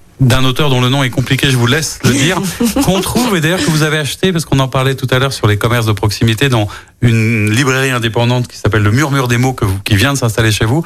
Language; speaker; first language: French; native; French